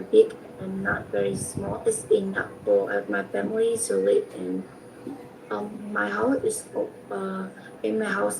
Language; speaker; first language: English; non-native, learner; Vietnamese